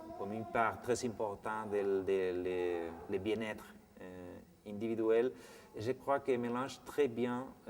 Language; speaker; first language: French; non-native, fluent; Spanish